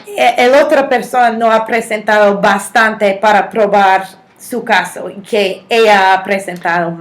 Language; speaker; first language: Spanish; non-native, fluent; English